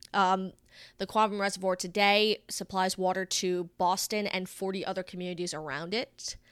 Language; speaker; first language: English; native; English